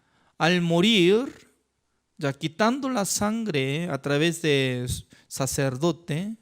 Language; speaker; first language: Spanish; non-native, fluent; Korean